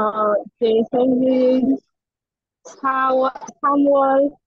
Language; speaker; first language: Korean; non-native, learner; English